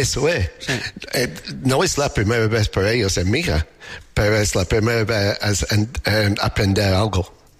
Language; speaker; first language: Spanish; non-native, learner; English